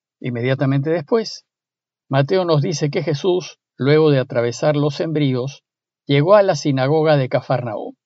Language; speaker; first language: Spanish; native; Spanish